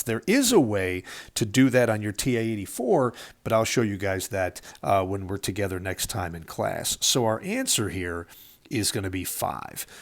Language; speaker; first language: English; native; English